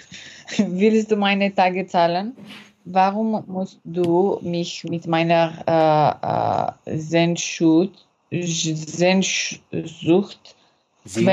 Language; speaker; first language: German; non-native, learner; French